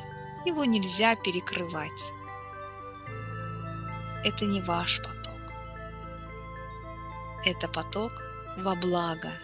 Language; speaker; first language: Russian; native; Russian